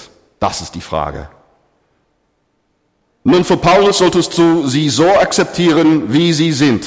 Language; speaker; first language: German; non-native, fluent; English